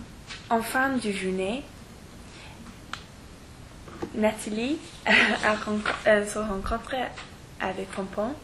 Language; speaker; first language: French; non-native, learner; English